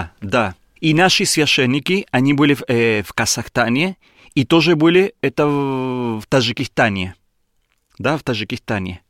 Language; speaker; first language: Russian; non-native, learner; Spanish